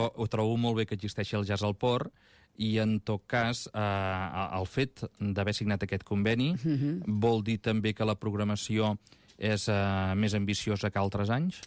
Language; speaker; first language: Catalan; native; Catalan